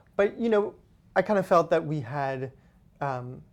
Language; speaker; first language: English; non-native, fluent; Hebrew